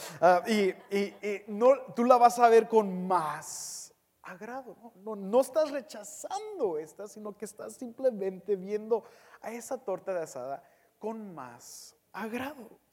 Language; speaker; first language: Spanish; early bilingual, heritage; Spanish